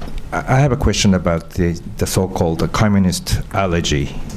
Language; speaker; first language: English; non-native, fluent; Japanese